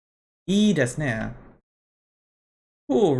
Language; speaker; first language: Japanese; non-native, fluent; English